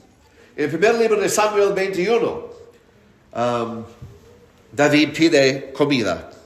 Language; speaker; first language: Spanish; non-native, fluent; English